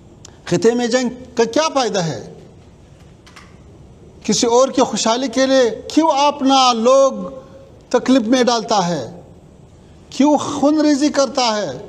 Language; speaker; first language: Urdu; non-native, fluent; Pashto